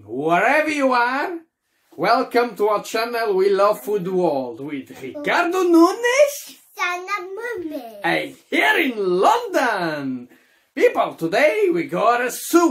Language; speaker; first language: English; non-native, fluent; Portuguese